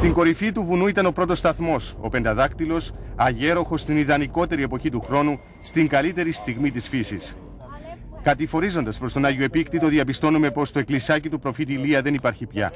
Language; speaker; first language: Greek; native; Greek